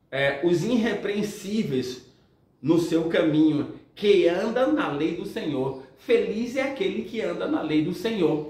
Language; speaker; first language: Portuguese; native; Portuguese